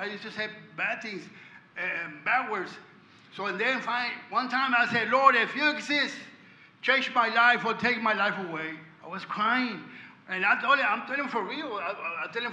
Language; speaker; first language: English; non-native, learner; Spanish